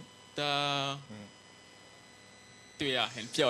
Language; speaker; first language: Chinese; non-native, learner; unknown